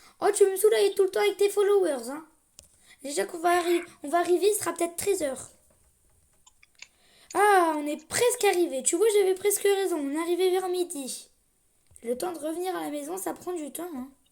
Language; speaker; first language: French; native; French